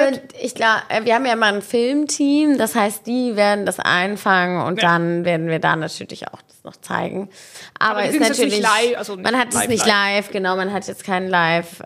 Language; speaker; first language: German; native; German